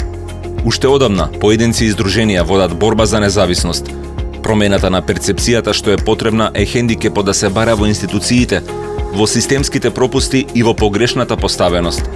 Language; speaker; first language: Macedonian; native; Macedonian